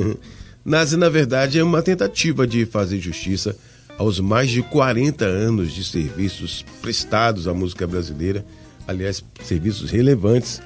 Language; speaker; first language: Portuguese; native; Portuguese